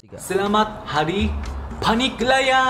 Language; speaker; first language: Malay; non-native, fluent; Japanese